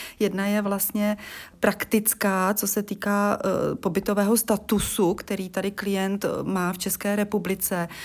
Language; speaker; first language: Czech; native; Czech